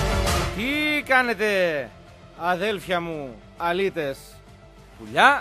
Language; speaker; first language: Greek; native; Greek